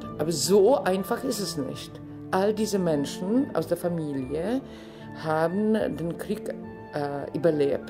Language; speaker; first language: German; non-native, fluent; Polish